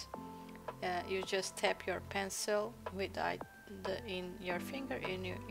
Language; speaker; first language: English; non-native, fluent; Portuguese